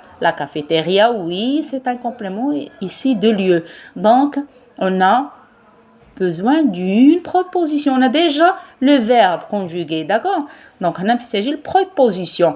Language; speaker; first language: French; non-native, local second language; Arabic